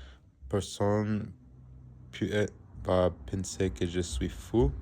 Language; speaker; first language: French; non-native, learner; English